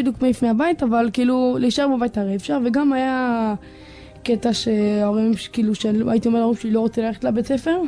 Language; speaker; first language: Hebrew; native; Hebrew